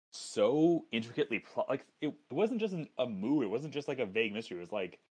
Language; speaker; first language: English; native; English